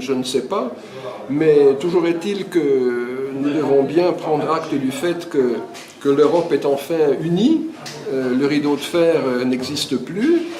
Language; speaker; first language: French; early bilingual, other home language; Hungarian